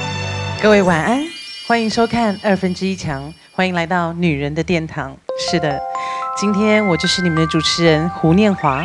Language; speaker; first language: Chinese; native; Chinese